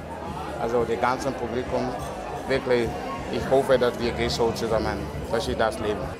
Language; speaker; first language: German; non-native, learner; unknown